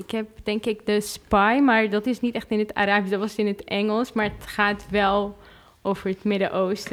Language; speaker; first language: Dutch; non-native, fluent; Arabic